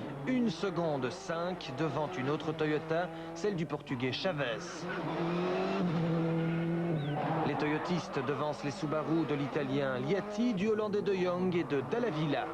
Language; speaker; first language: French; native; French